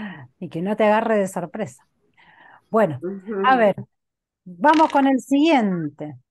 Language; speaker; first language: Spanish; native; Spanish